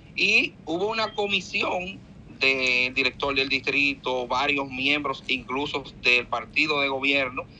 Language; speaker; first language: Spanish; native; Spanish